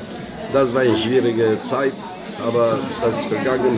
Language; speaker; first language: German; non-native, learner; Albanian